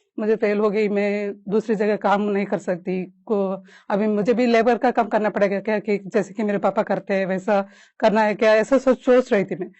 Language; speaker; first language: Hindi; non-native, local second language; Kannada